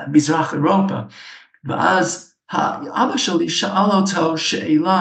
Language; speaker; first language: Hebrew; non-native, fluent; English